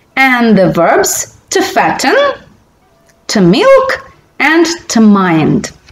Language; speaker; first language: English; non-native, fluent; Romanian